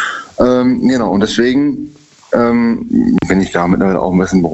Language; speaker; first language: German; native; German